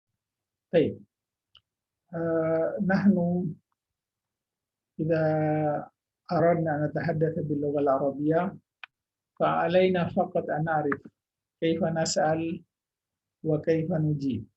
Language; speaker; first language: Arabic; non-native, fluent; Indonesian